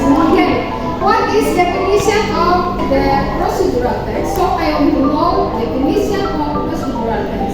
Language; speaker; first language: English; non-native, learner; Indonesian